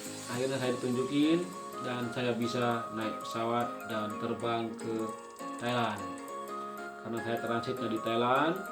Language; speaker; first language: Indonesian; non-native, local second language; Sasak